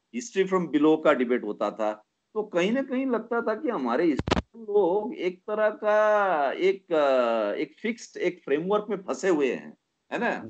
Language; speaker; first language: Hindi; non-native, local second language; Nepali